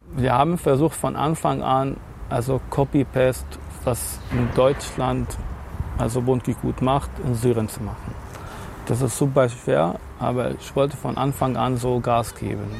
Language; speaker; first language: German; non-native, fluent; Arabic